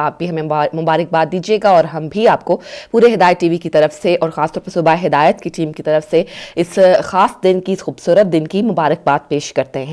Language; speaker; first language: Urdu; native; Urdu